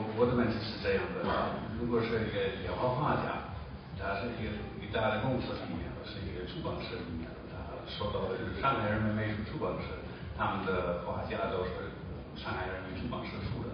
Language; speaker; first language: Chinese; non-native, learner; German